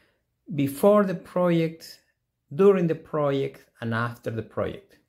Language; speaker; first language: English; non-native, fluent; Spanish